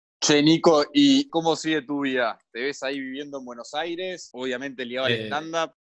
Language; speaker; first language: Spanish; native; Spanish